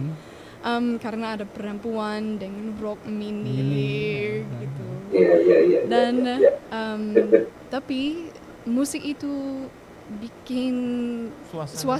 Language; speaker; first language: Indonesian; non-native, fluent; English